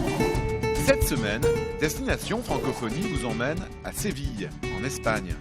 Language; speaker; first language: French; native; French